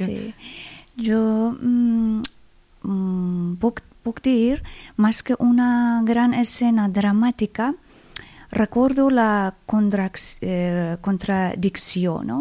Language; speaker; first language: Catalan; non-native, fluent; Persian